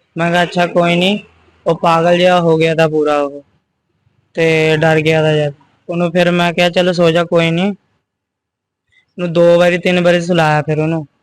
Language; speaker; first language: Punjabi; non-native, local second language; Hindi